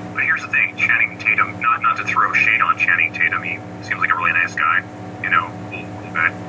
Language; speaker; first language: English; native; English